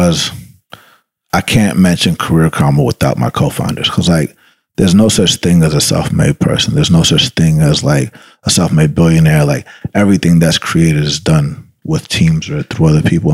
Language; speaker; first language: English; early bilingual, other home language; Spanish